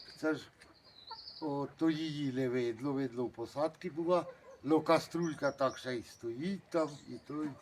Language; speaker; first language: Ukrainian; native; Ukrainian